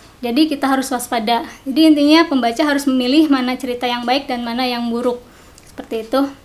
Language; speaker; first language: Indonesian; non-native, local second language; Sundanese